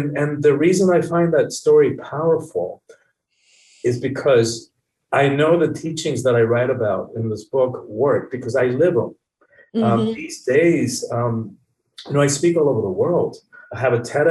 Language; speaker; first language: English; early bilingual, other home language; Spanish